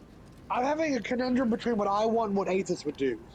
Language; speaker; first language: English; native; English